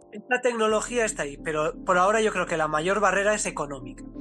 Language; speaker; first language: Spanish; native; Spanish